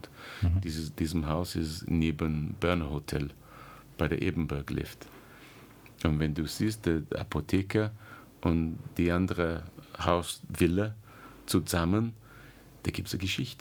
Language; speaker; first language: German; non-native, learner; English